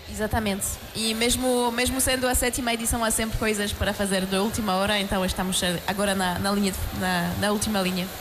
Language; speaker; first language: Portuguese; non-native, fluent; French